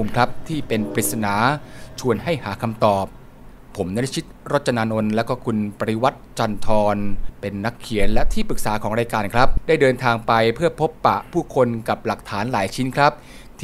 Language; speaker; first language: Thai; native; Thai